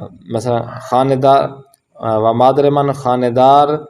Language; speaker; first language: Persian; non-native, fluent; Urdu